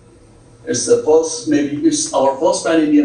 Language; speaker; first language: English; non-native, local second language; Bangla